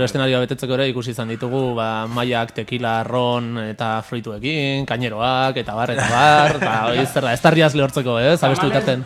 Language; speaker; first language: Basque; native; Basque